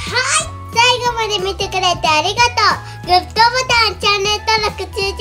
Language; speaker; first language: Japanese; native; Japanese